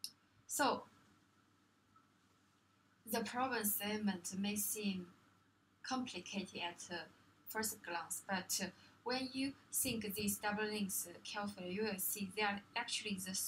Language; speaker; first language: English; non-native, fluent; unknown